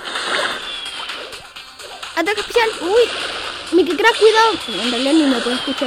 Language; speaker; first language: Spanish; native; Spanish